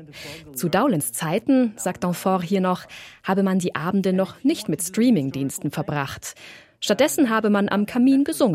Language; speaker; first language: German; native; German